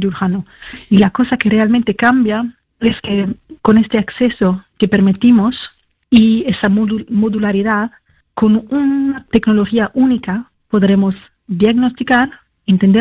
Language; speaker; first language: Spanish; non-native, fluent; French